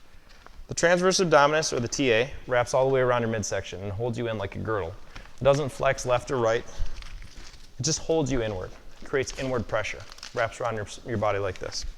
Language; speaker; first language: English; native; English